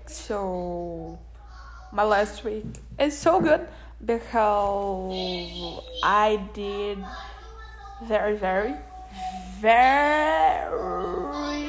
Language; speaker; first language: English; non-native, learner; Portuguese